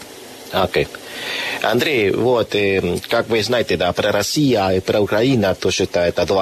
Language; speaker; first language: Russian; non-native, learner; Spanish